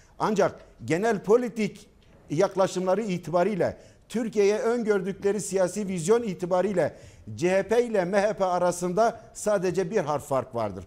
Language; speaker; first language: Turkish; non-native, local second language; Kurdish